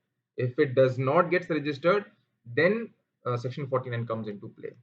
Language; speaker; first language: English; non-native, local second language; Hindi